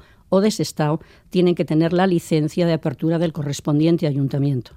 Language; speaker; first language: Spanish; native; Spanish